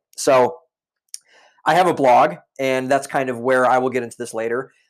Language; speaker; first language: English; native; English